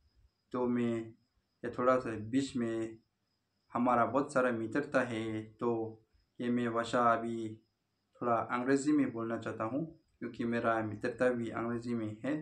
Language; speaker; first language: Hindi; non-native, local second language; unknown